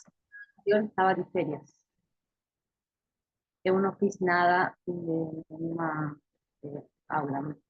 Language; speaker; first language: Portuguese; non-native, learner; Spanish